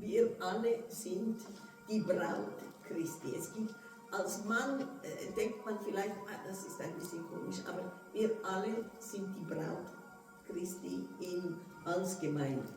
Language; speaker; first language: German; non-native, fluent; Portuguese